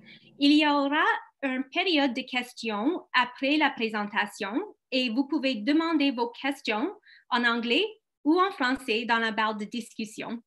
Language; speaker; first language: French; non-native, local second language; English